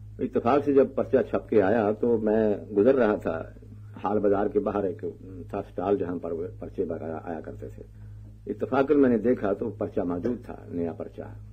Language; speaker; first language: Urdu; non-native, local second language; Punjabi